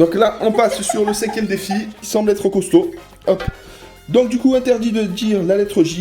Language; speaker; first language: French; native; French